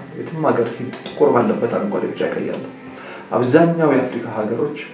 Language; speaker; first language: Amharic; native; Amharic